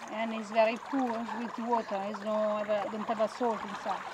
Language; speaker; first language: English; non-native, learner; Italian